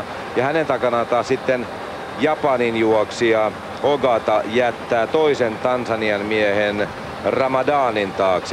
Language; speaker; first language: Finnish; native; Finnish